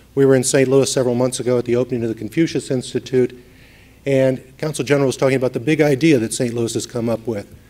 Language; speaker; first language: English; native; English